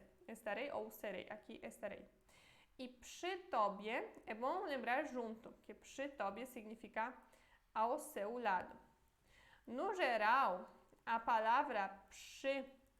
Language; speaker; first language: Portuguese; non-native, fluent; Polish